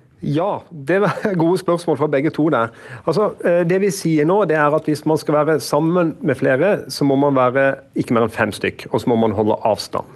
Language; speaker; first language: Norwegian; native; Norwegian